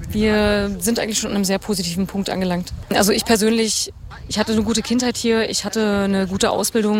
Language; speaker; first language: German; native; German